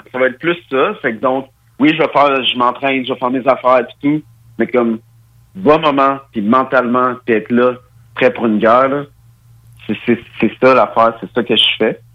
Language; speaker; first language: French; early bilingual, other home language; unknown